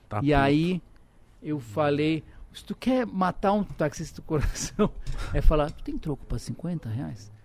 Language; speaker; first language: Portuguese; native; Portuguese